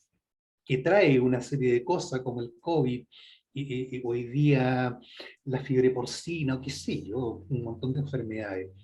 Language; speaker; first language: Spanish; native; Spanish